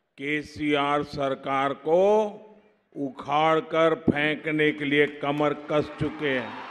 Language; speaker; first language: Hindi; non-native, local second language; Gujarati